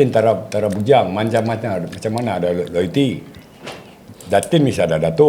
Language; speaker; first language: Malay; native; Malay